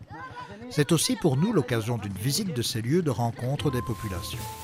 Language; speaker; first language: French; native; French